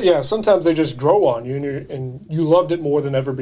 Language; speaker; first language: English; native; English